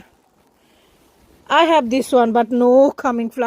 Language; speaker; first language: English; non-native, learner; Bangla